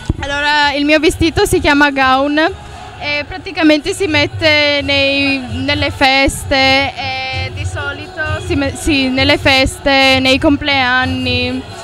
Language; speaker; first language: Italian; early bilingual, other home language; Bangla